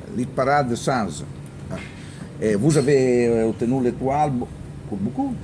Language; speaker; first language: French; non-native, learner; Italian